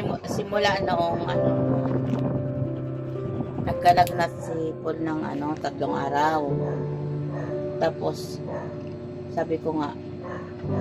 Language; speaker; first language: Filipino; non-native, local second language; Bikol